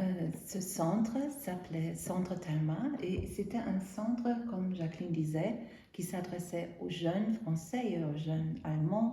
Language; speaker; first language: French; non-native, fluent; German